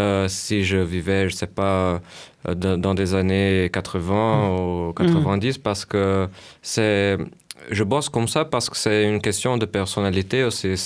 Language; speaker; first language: French; non-native, fluent; Portuguese